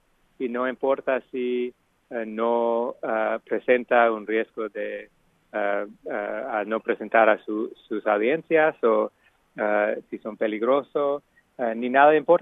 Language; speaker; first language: Spanish; non-native, fluent; English